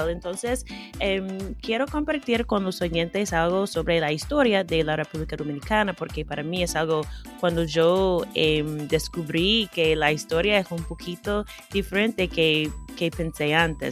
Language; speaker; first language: Spanish; non-native, fluent; English